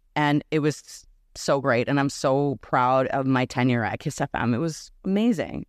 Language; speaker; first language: English; early bilingual, other home language; Serbian